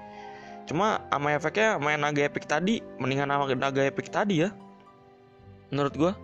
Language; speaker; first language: Indonesian; native; Indonesian